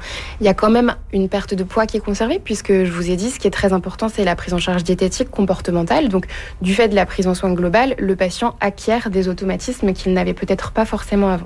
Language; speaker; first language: French; native; French